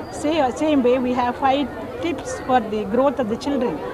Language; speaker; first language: English; non-native, local second language; Telugu